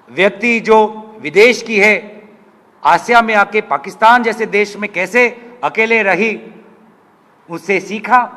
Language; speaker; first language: Hindi; non-native, local second language; Assamese